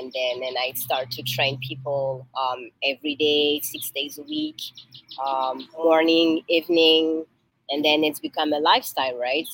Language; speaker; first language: English; non-native, learner; French